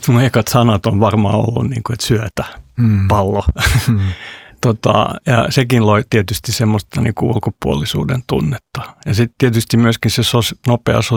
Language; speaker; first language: Finnish; non-native, local second language; Swedish